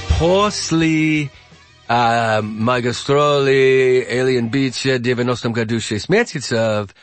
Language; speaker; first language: Russian; non-native, learner; English